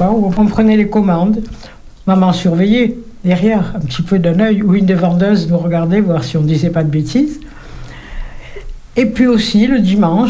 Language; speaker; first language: French; native; French